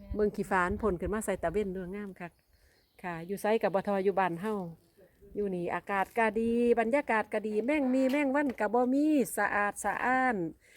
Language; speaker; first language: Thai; non-native, local second language; Northeastern Thai